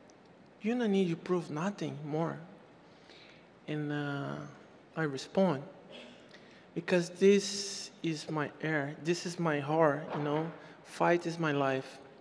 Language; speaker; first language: English; non-native, learner; Portuguese